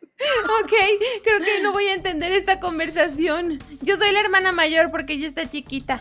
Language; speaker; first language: Spanish; native; Spanish